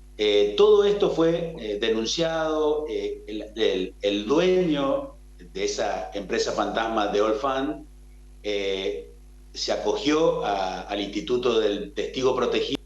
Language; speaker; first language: Spanish; native; Spanish